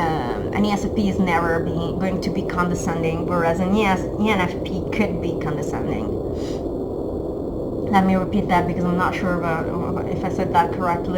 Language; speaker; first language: English; non-native, fluent; Italian